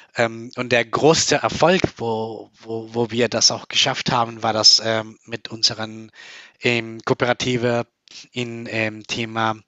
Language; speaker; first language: German; non-native, fluent; Spanish